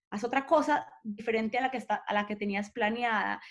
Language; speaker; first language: Spanish; native; Spanish